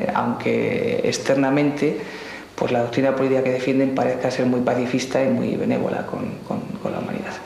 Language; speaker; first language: Spanish; native; Spanish